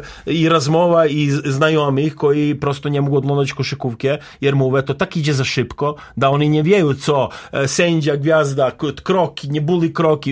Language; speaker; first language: Polish; non-native, learner; Serbian